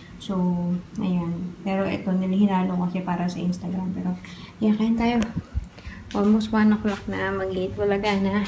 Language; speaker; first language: Filipino; native; Filipino